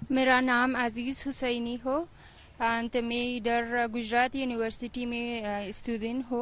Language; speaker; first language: Hindi; non-native, learner; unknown